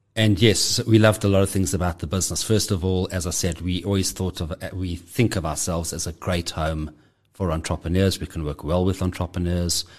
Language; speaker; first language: English; native; English